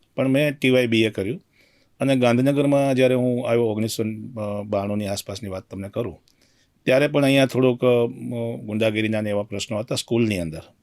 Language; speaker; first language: Gujarati; native; Gujarati